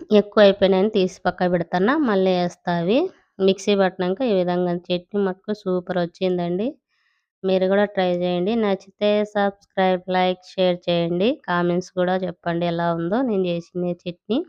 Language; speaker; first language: Telugu; native; Telugu